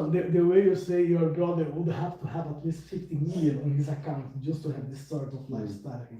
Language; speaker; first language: English; non-native, fluent; Portuguese